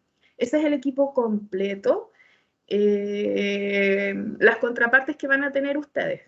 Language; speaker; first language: Spanish; native; Spanish